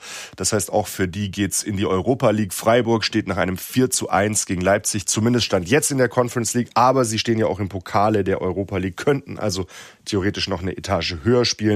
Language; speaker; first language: German; native; German